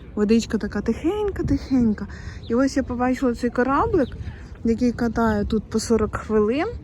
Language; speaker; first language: Ukrainian; non-native, local second language; Russian